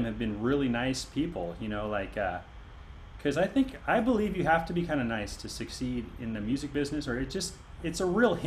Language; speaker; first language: English; native; English